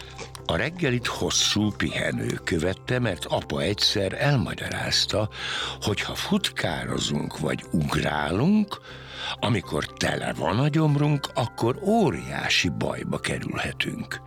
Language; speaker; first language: Hungarian; native; Hungarian